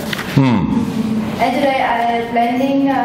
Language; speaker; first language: English; non-native, learner; Vietnamese